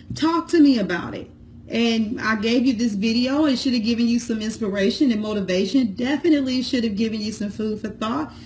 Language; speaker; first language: English; native; English